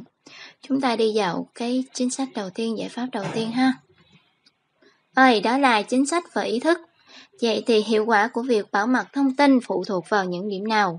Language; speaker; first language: Vietnamese; native; Vietnamese